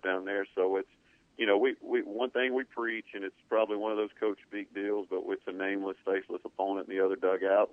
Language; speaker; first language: English; native; English